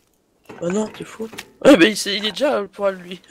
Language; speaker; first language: French; native; French